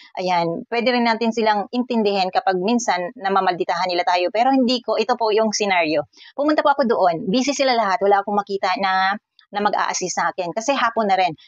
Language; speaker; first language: Filipino; non-native, local second language; Cebuano